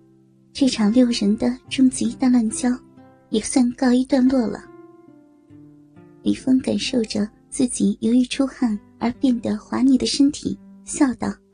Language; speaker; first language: Chinese; native; Chinese